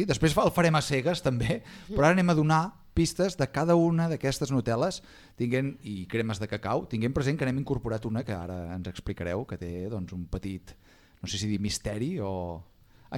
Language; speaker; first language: Catalan; native; Catalan